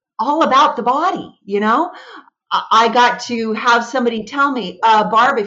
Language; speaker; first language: English; native; English